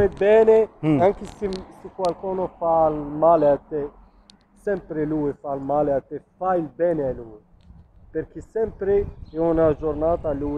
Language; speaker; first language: Italian; non-native, learner; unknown